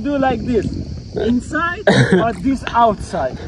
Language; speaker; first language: English; non-native, learner; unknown